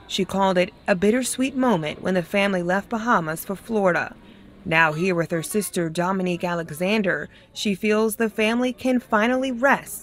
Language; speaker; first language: English; native; English